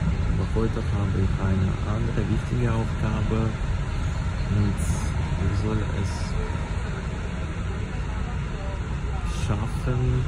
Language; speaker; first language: German; non-native, learner; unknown